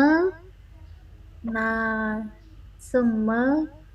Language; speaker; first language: Korean; non-native, learner; Indonesian